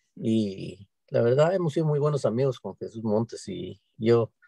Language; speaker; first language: Spanish; native; Spanish